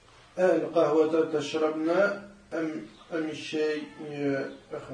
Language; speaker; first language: Arabic; non-native, learner; French